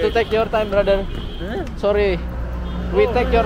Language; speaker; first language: English; non-native, learner; Indonesian